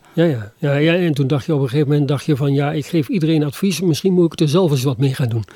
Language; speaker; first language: Dutch; native; Dutch